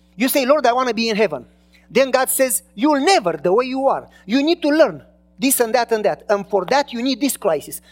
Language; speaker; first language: English; non-native, fluent; Romanian